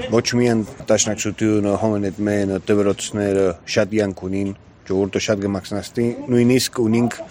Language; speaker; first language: Armenian; early bilingual, heritage; Armenian